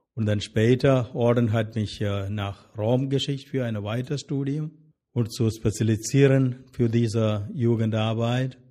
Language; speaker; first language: German; non-native, fluent; Malayalam